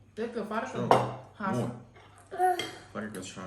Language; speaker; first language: Dutch; non-native, learner; Thai